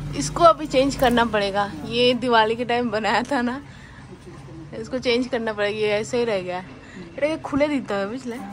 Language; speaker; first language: Hindi; non-native, local second language; Bangla